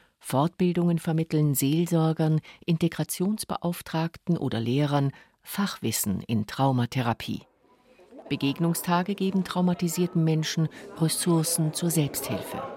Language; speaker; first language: German; native; German